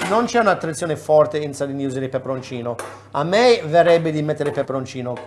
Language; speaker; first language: Italian; non-native, fluent; English